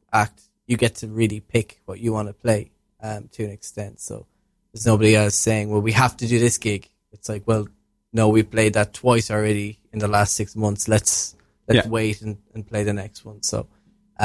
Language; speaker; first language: English; native; English